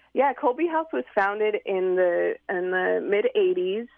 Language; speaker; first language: English; native; English